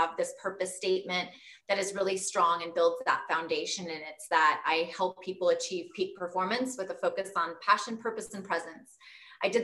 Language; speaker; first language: English; native; English